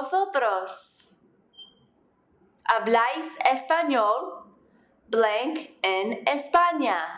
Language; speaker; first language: Spanish; non-native, fluent; English